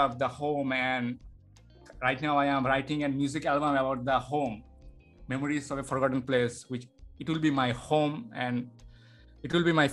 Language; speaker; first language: English; non-native, local second language; Bangla